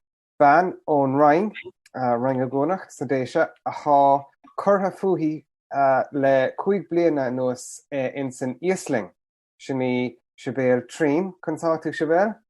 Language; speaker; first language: Irish; native; Irish